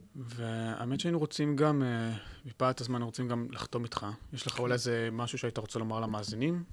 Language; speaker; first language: Hebrew; native; Hebrew